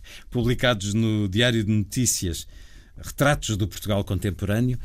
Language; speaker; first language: Portuguese; native; Portuguese